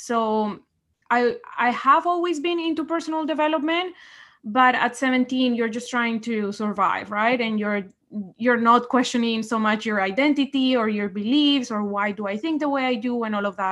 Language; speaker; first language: English; non-native, fluent; Spanish